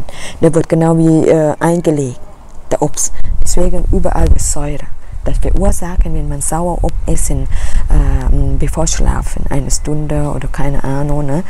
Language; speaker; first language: German; non-native, learner; Thai